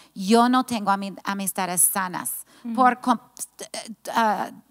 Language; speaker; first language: Spanish; non-native, fluent; English